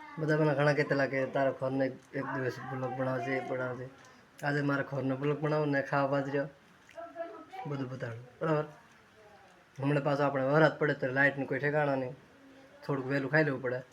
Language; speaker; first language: Gujarati; non-native, local second language; Bhili